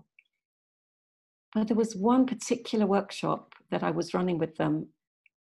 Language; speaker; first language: English; native; English